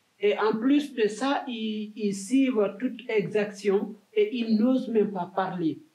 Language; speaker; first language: French; non-native, local second language; Fula